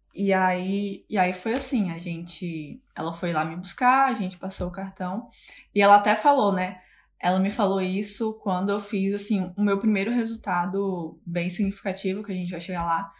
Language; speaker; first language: Portuguese; native; Portuguese